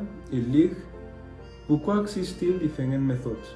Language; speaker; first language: French; non-native, learner; Spanish